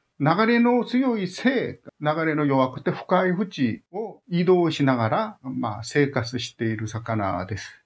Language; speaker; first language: Japanese; non-native, fluent; Korean